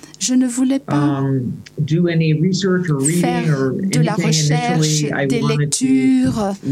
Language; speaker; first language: French; non-native, learner; English